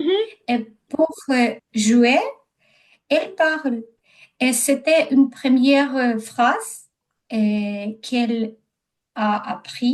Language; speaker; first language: French; non-native, learner; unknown